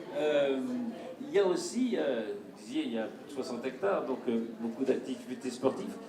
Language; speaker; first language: French; native; French